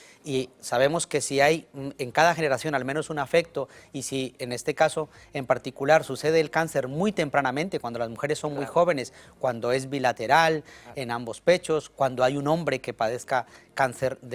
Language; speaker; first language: Spanish; native; Spanish